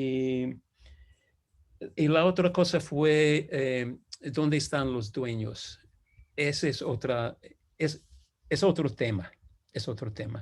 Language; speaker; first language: Spanish; non-native, fluent; English